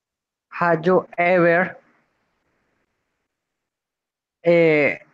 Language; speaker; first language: English; non-native, learner; Spanish